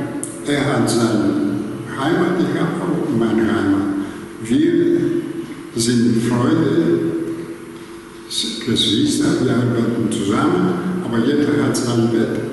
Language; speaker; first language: German; non-native, learner; Greek